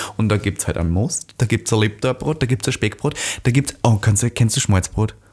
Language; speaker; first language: German; native; German